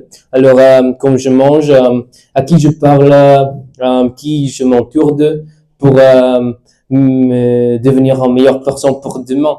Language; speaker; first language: French; non-native, learner; Spanish